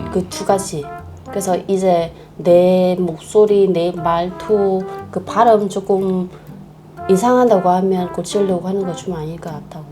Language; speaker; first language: Korean; non-native, learner; Vietnamese